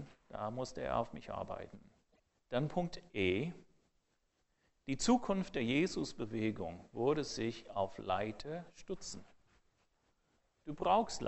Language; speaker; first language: German; non-native, fluent; English